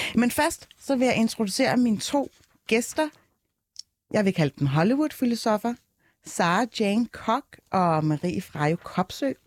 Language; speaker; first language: Danish; early bilingual, other home language; Arabic